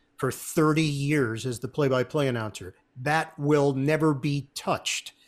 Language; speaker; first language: English; native; English